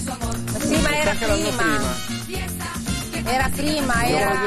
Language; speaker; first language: Italian; native; Italian